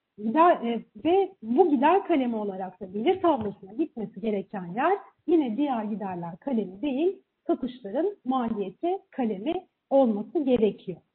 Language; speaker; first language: Turkish; native; Turkish